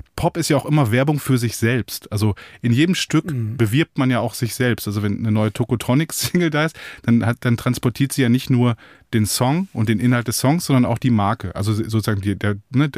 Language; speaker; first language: German; native; German